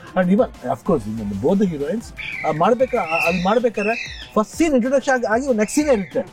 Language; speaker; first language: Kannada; native; Kannada